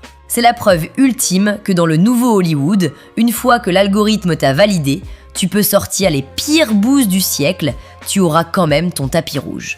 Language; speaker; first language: French; native; French